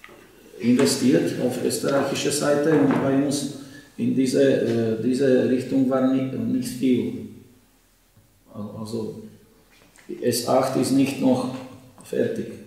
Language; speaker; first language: German; non-native, learner; Slovak